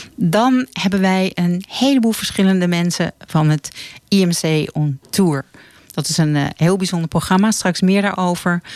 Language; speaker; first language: Dutch; native; Dutch